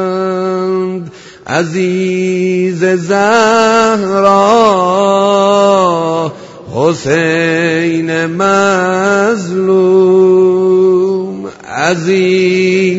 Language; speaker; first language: Persian; native; Persian